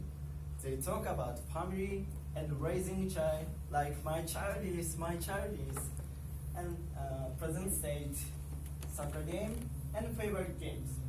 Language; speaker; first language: English; non-native, learner; Japanese